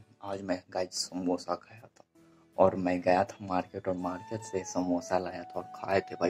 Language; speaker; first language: Hindi; non-native, local second language; Bhojpuri